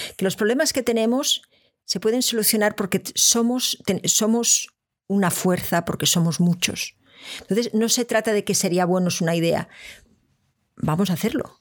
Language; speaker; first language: Spanish; native; Spanish